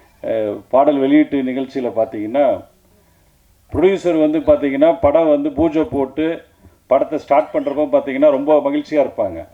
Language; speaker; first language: Tamil; native; Tamil